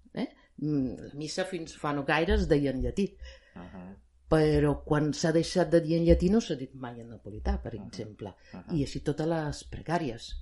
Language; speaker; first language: Catalan; non-native, fluent; Italian